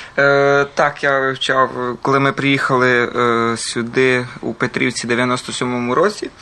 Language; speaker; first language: Ukrainian; early bilingual, heritage; Croatian